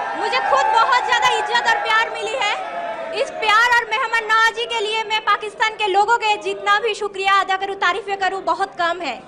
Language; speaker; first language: Hindi; non-native, fluent; Bangla